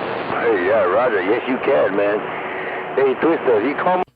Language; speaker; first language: English; native; English